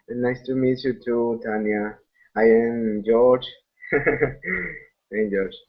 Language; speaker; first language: English; non-native, learner; Spanish